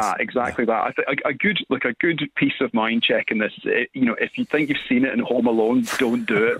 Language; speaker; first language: English; native; English